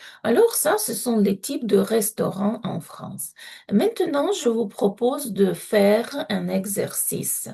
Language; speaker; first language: French; non-native, fluent; Ukrainian